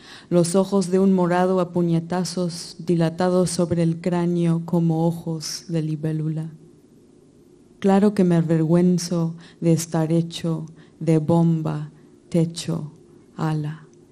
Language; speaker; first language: Spanish; non-native, fluent; English